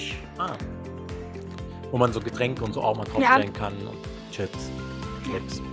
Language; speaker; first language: German; native; German